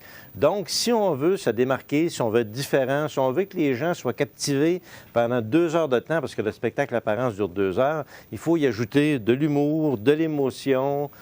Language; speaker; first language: French; native; French